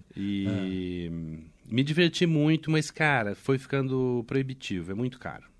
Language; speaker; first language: Portuguese; native; Portuguese